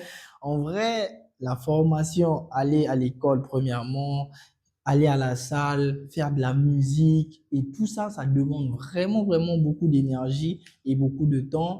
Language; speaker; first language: French; non-native, local second language; Sango